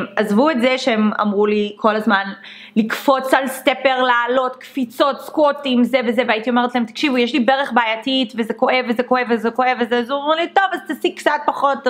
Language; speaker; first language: Hebrew; native; Hebrew